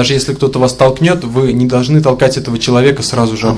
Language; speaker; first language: Russian; native; Russian